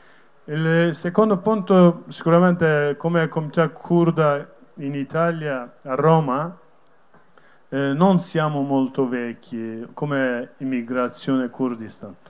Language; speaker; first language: Italian; non-native, learner; Kurdish